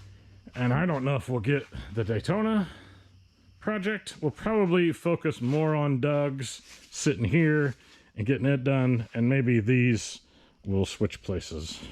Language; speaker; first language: English; native; English